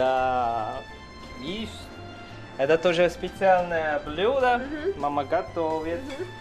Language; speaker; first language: Russian; non-native, fluent; Chinese